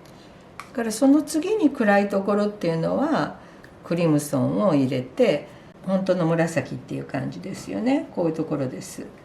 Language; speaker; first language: Japanese; native; Japanese